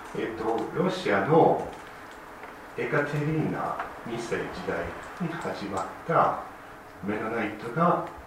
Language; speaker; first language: Japanese; non-native, fluent; English